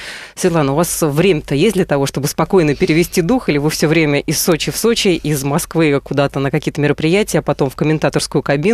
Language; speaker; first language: Russian; native; Russian